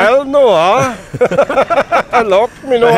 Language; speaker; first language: German; native; German